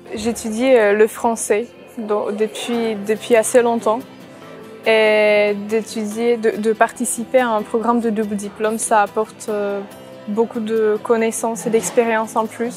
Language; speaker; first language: French; non-native, fluent; Czech